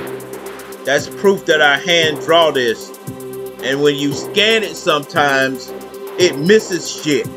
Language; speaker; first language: English; native; English